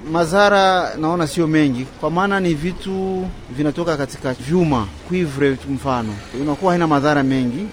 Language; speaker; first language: Swahili; non-native, local second language; Rundi